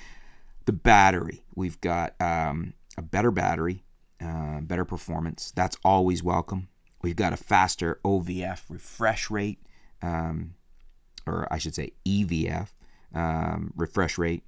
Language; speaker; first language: English; native; English